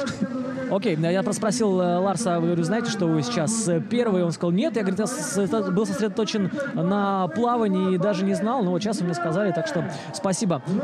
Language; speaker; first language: Russian; native; Russian